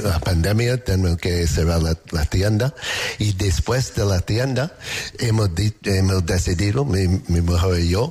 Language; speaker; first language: Spanish; non-native, learner; English